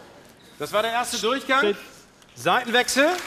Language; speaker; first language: German; native; German